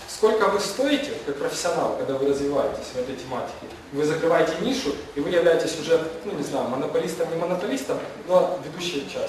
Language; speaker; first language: Russian; non-native, local second language; Ukrainian